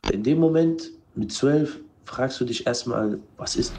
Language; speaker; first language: German; non-native, fluent; Arabic